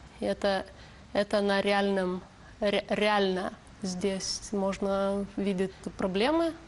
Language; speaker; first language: Russian; non-native, learner; Lithuanian